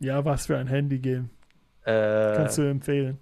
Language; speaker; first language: German; non-native, fluent; English